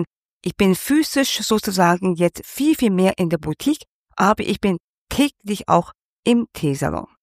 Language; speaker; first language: German; non-native, fluent; Cantonese